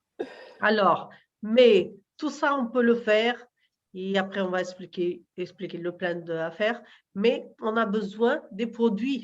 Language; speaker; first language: French; non-native, fluent; Portuguese